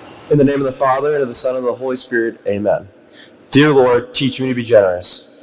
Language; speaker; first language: English; native; English